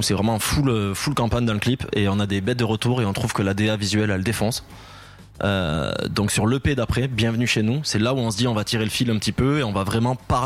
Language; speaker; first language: French; native; French